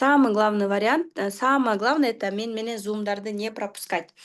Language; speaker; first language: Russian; non-native, local second language; Kyrgyz